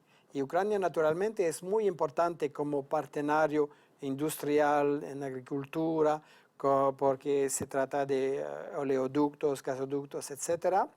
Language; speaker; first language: Spanish; non-native, fluent; French